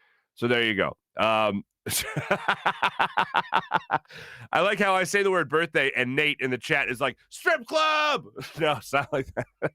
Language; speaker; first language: English; native; English